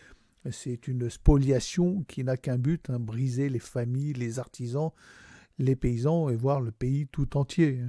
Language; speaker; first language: French; native; French